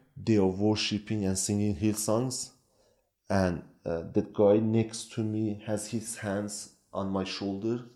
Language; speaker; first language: English; non-native, fluent; Kurdish